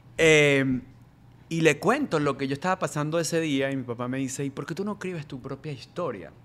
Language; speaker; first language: Spanish; native; Spanish